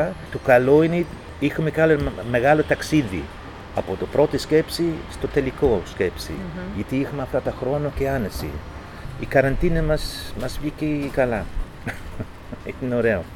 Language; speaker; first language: Greek; non-native, fluent; English